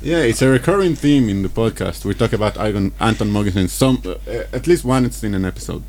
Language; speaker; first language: English; non-native, fluent; Hebrew